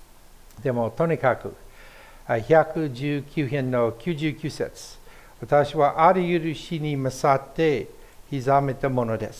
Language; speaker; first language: Japanese; non-native, fluent; English